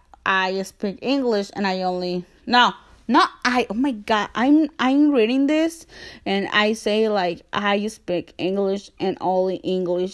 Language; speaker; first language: English; non-native, learner; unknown